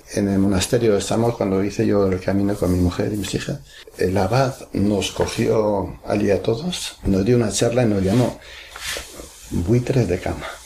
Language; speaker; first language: Spanish; native; Spanish